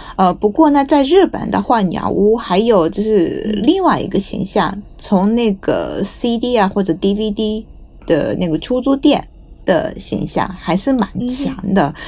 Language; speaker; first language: Chinese; non-native, fluent; Japanese